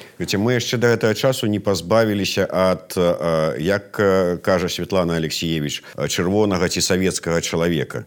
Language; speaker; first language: Belarusian; native; Belarusian